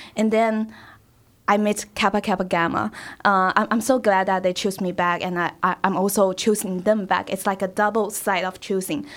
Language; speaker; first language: English; non-native, fluent; Chinese